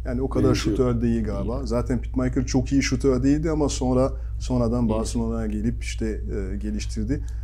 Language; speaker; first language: Turkish; non-native, fluent; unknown